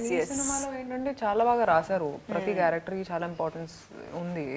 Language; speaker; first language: Telugu; non-native, local second language; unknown